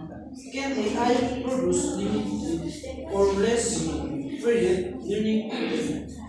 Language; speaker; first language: English; non-native, learner; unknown